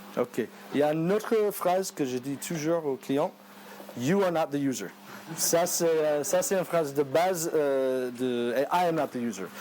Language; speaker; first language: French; non-native, fluent; English